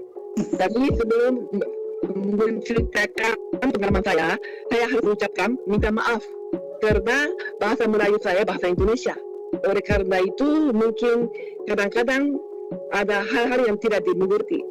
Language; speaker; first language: Indonesian; non-native, fluent; Japanese